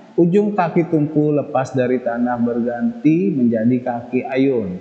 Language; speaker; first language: Indonesian; native; Indonesian